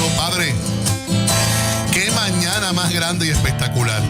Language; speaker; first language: Spanish; native; Spanish